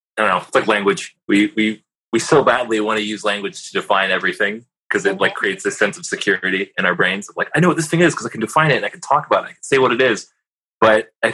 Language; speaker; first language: English; native; English